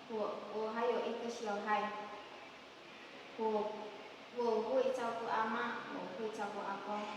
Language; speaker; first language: Chinese; non-native, learner; Indonesian